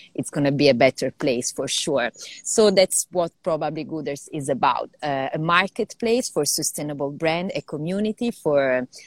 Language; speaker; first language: English; non-native, fluent; Italian